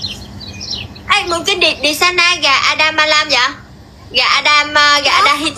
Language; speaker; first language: Indonesian; non-native, learner; Vietnamese